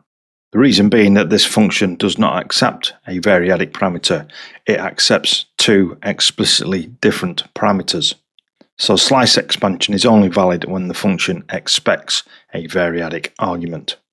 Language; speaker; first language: English; native; English